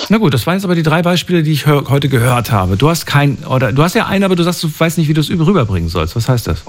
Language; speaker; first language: German; native; German